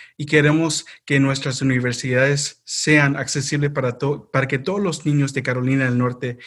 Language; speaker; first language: Spanish; early bilingual, heritage; Spanish